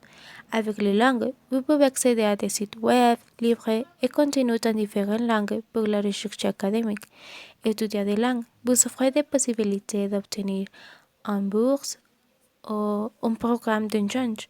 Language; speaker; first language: French; non-native, learner; Spanish